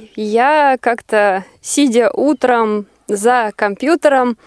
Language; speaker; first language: Russian; native; Russian